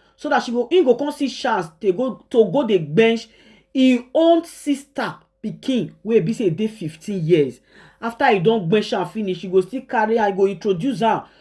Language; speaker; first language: Nigerian Pidgin; native; Nigerian Pidgin